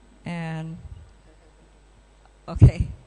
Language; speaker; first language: English; non-native, fluent; Indonesian